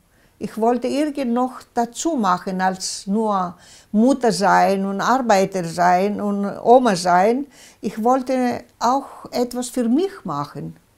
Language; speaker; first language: German; non-native, local second language; Greek